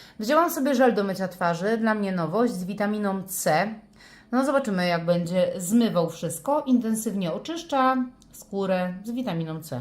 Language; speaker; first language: Polish; native; Polish